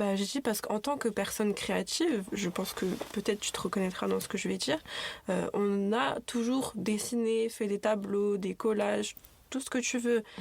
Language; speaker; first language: French; native; French